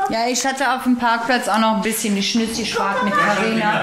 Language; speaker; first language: German; native; German